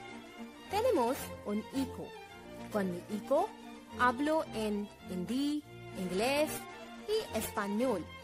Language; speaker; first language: Spanish; non-native, learner; Hindi